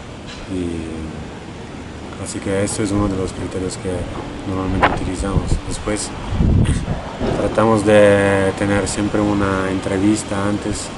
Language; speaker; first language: Spanish; non-native, fluent; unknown